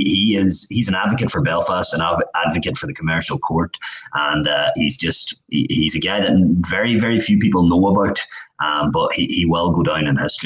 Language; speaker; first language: English; native; English